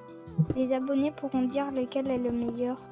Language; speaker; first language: French; native; French